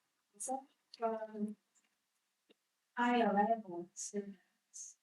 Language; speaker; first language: English; non-native, learner; Vietnamese